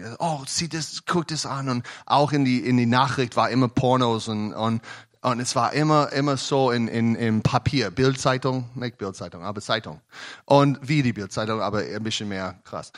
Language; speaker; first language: German; non-native, learner; English